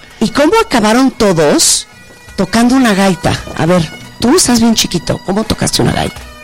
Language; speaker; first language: Spanish; native; Spanish